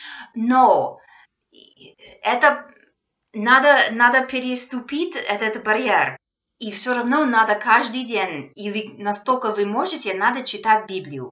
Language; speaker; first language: Russian; non-native, fluent; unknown